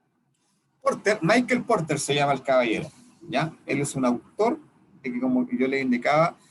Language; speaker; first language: Spanish; native; Spanish